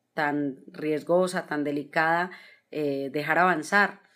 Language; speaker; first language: Spanish; native; Spanish